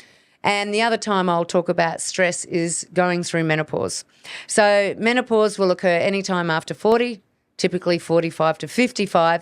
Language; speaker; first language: English; native; English